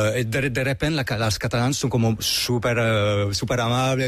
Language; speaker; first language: Catalan; non-native, fluent; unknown